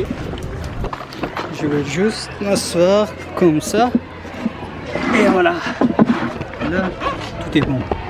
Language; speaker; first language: French; non-native, fluent; Pashto